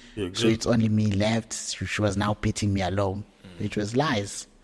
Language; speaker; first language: English; non-native, local second language; Zulu